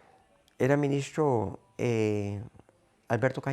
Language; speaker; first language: Spanish; native; Spanish